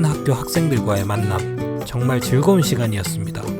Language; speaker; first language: Korean; native; Korean